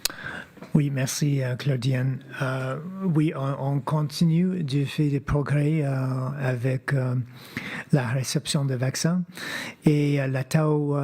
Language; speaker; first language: French; non-native, fluent; English